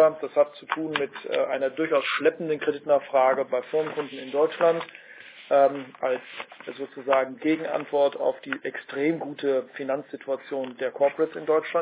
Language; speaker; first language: German; native; German